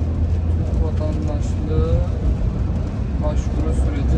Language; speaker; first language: Turkish; native; Turkish